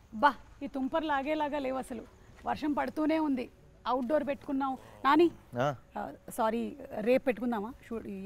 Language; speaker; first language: Telugu; native; Telugu